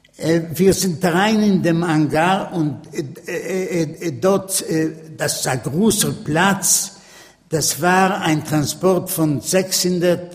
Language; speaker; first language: German; non-native, learner; Yiddish